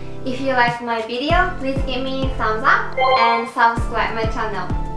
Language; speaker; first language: English; non-native, fluent; Japanese